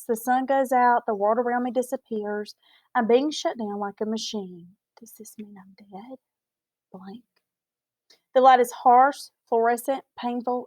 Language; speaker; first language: English; native; English